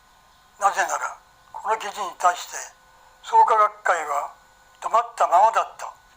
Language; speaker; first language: Japanese; native; Japanese